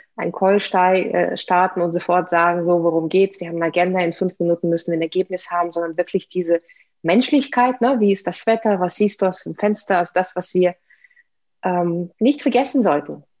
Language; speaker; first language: German; non-native, fluent; Russian